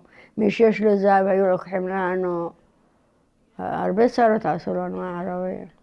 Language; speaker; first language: Hebrew; early bilingual, other home language; Arabic